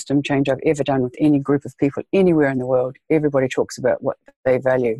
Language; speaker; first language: English; native; English